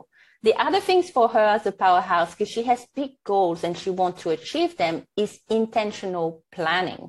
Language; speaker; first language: English; non-native, fluent; French